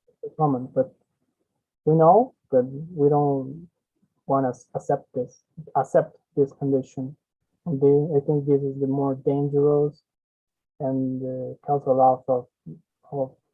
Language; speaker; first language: English; non-native, learner; Spanish